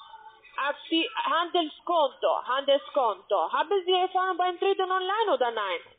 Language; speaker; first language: German; non-native, learner; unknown